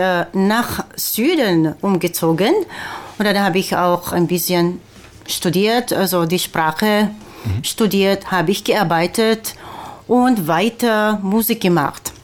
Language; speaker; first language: German; non-native, fluent; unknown